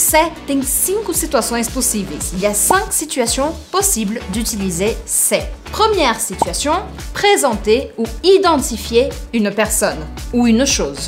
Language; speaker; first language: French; non-native, fluent; Portuguese